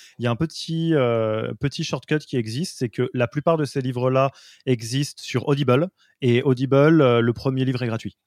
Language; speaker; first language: French; native; French